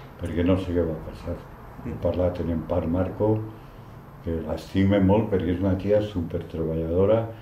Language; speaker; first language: Catalan; non-native, local second language; Spanish